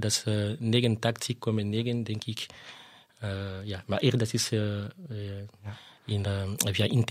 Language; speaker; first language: Dutch; non-native, fluent; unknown